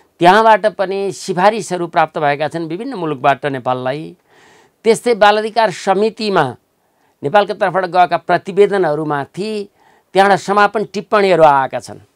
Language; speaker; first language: Nepali; native; Nepali